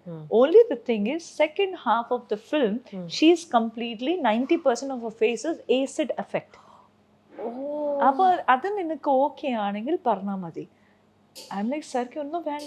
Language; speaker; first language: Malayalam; non-native, local second language; Punjabi